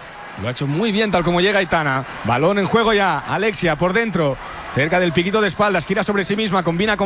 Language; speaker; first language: Spanish; native; Spanish